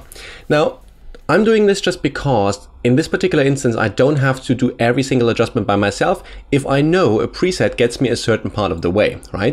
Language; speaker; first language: English; non-native, fluent; German